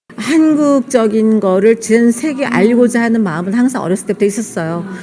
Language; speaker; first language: Korean; native; Korean